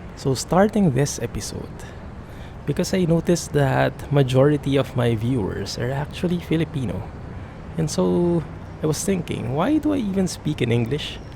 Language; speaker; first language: English; non-native, local second language; Filipino